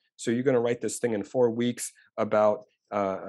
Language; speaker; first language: English; native; English